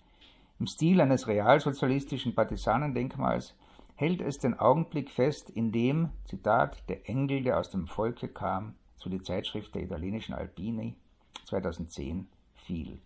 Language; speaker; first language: German; native; German